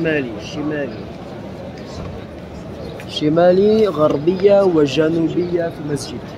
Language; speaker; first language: Arabic; non-native, learner; Malay